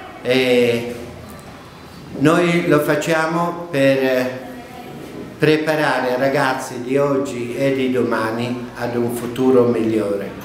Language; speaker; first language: Italian; non-native, fluent; Kurdish